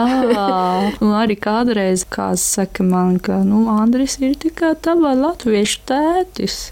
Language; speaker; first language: Latvian; non-native, learner; Japanese